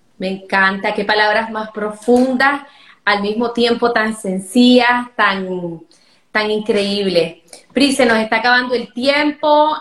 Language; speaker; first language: Spanish; native; Spanish